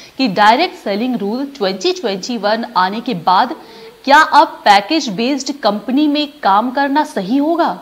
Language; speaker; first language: Hindi; native; Hindi